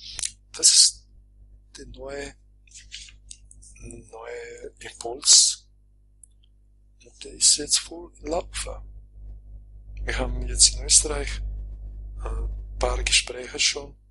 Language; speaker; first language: German; non-native, fluent; Croatian